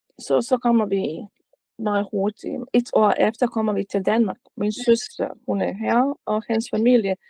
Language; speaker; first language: Danish; non-native, fluent; Bosnian